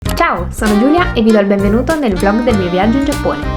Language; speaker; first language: Italian; native; Italian